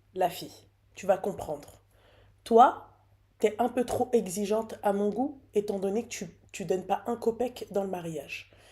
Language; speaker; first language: French; early bilingual, other home language; Arabic